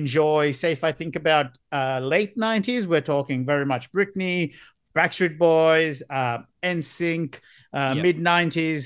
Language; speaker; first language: English; non-native, local second language; Sinhala